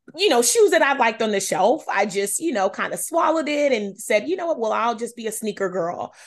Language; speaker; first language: English; native; English